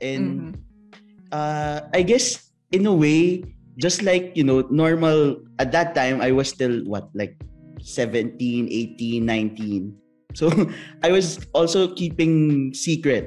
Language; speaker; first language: English; non-native, local second language; Filipino